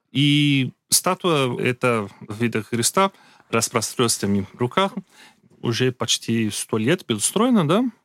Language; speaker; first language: Russian; non-native, learner; Portuguese